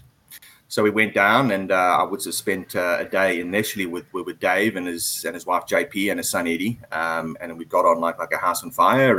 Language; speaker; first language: English; native; English